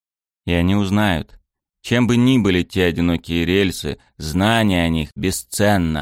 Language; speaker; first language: Russian; native; Russian